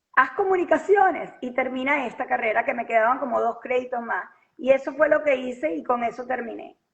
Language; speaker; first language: Spanish; native; Spanish